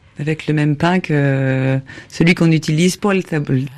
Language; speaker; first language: French; native; French